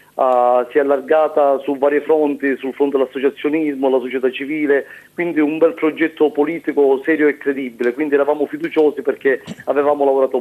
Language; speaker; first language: Italian; native; Italian